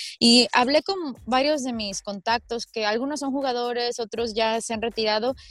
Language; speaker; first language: Spanish; early bilingual, heritage; Spanish